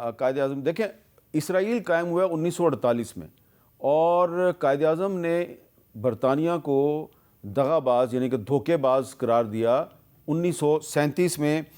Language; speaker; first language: Urdu; native; Urdu